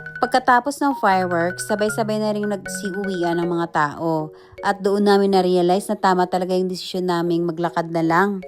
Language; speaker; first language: Filipino; native; Filipino